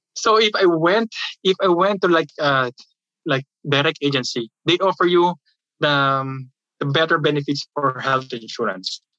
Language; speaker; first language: English; non-native, local second language; Filipino